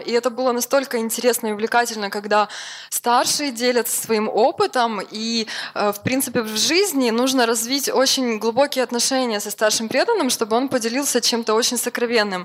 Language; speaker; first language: Russian; native; Russian